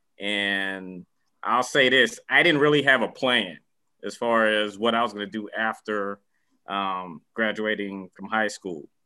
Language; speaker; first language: English; native; English